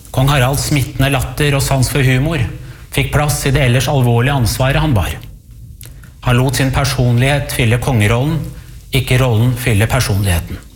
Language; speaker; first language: Norwegian; early bilingual, other home language; Persian